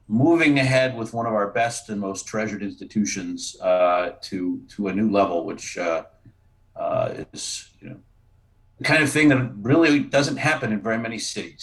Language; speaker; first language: English; native; English